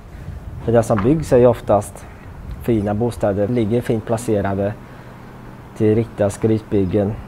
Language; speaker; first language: Swedish; native; Swedish